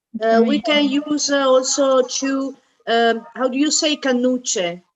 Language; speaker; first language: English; non-native, fluent; Italian